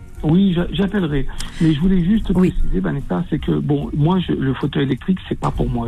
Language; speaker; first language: French; native; French